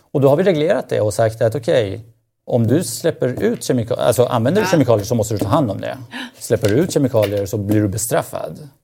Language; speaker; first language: Swedish; native; Swedish